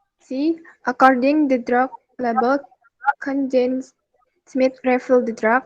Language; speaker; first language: English; non-native, learner; Indonesian